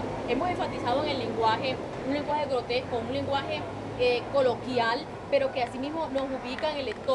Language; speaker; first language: Spanish; native; Spanish